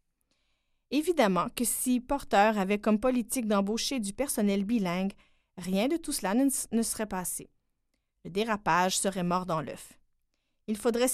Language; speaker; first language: French; native; French